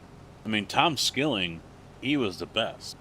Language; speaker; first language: English; native; English